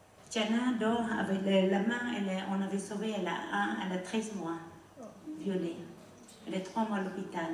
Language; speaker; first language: French; non-native, learner; Khmer